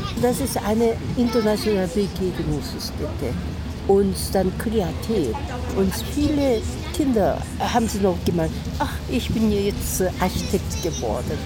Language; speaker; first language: German; non-native, learner; Korean